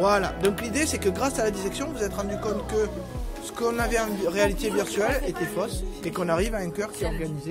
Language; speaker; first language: French; native; French